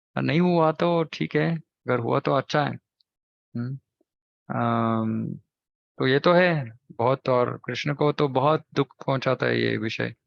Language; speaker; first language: Hindi; non-native, local second language; Kannada